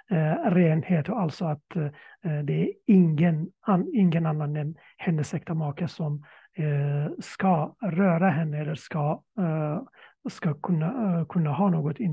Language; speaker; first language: Swedish; non-native, fluent; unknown